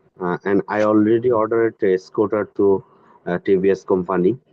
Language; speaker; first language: English; non-native, learner; Bangla